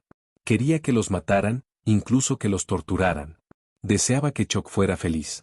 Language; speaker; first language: Spanish; native; Spanish